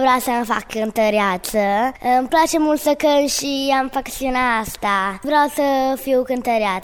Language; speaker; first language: Romanian; early bilingual, heritage; Romanian